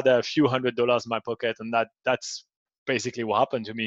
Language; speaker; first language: English; non-native, fluent; French